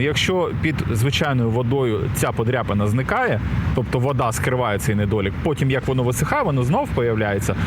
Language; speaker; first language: Ukrainian; native; Ukrainian